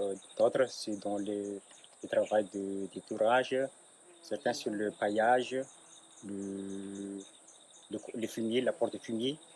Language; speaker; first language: French; non-native, local second language; Malagasy